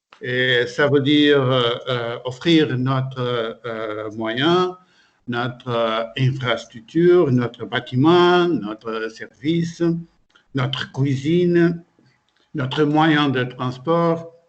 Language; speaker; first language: French; non-native, fluent; Portuguese